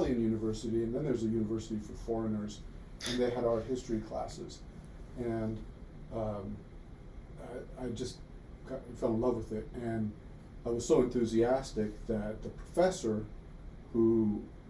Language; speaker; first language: English; native; English